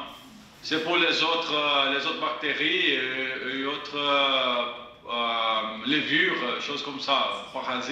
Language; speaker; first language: French; non-native, fluent; Portuguese